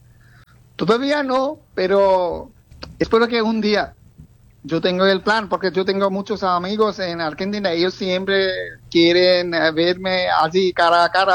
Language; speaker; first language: Spanish; non-native, fluent; Bangla